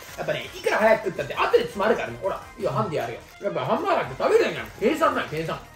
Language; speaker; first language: Japanese; early bilingual, other home language; Turkish